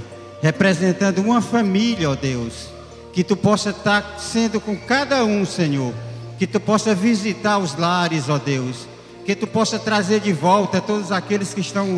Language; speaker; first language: Portuguese; native; Portuguese